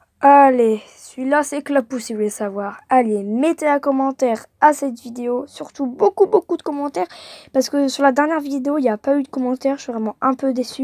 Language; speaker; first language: French; native; French